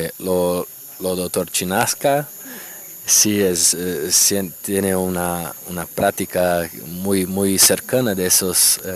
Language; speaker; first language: Spanish; non-native, fluent; Portuguese